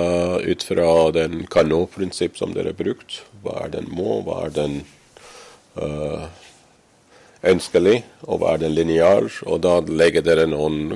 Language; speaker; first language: Norwegian; non-native, fluent; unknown